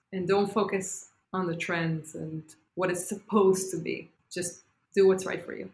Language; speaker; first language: English; non-native, fluent; Hebrew